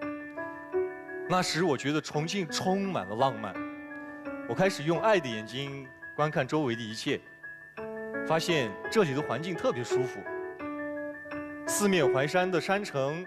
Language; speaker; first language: Chinese; non-native, fluent; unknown